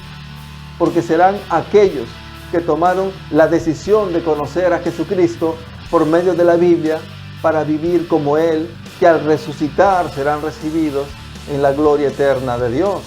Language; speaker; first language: Spanish; native; Spanish